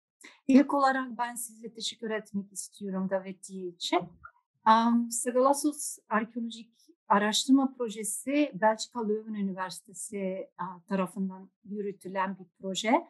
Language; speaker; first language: Turkish; non-native, fluent; Dutch